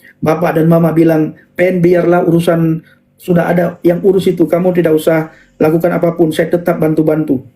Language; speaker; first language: Indonesian; non-native, local second language; Achinese